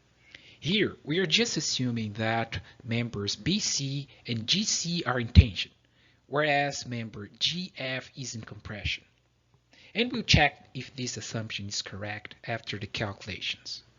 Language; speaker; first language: English; non-native, fluent; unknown